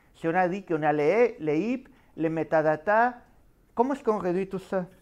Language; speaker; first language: French; non-native, fluent; Spanish